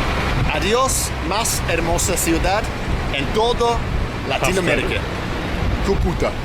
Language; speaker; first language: Spanish; non-native, learner; English